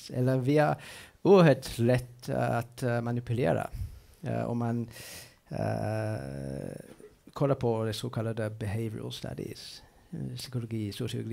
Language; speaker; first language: Swedish; non-native, fluent; English